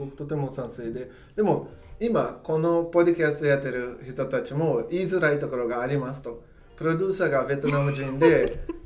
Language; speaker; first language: Japanese; non-native, fluent; Portuguese